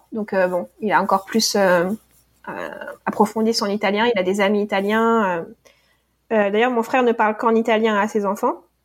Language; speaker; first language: French; native; French